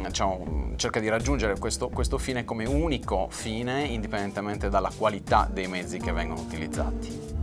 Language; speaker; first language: Italian; native; Italian